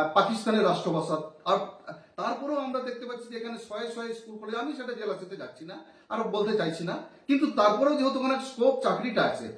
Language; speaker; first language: Bangla; non-native, local second language; Santali